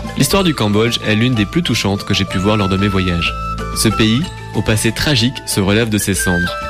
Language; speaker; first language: French; native; French